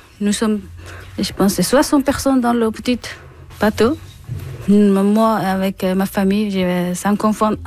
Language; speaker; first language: French; non-native, learner; Persian